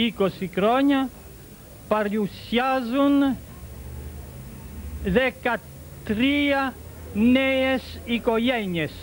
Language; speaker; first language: Greek; early bilingual, heritage; French